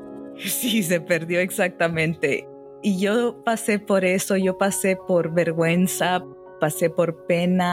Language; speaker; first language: Spanish; early bilingual, heritage; Spanish